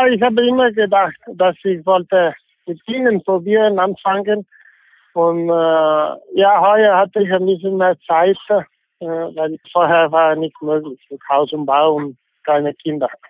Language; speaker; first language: German; non-native, fluent; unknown